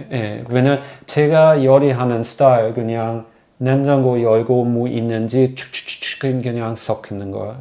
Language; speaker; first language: Korean; non-native, fluent; German